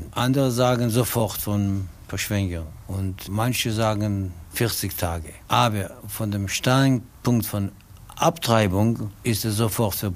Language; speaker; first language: German; non-native, learner; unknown